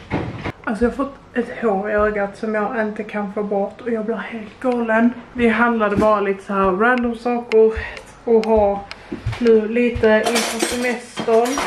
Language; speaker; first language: Swedish; native; Swedish